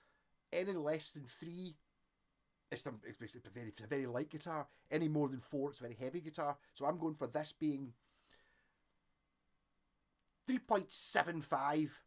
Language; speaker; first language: English; native; English